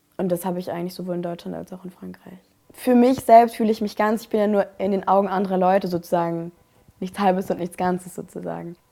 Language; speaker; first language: German; native; German